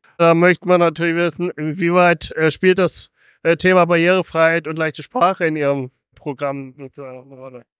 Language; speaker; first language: German; native; German